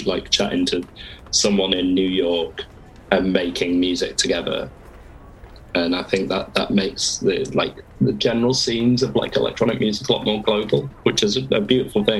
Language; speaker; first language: English; native; English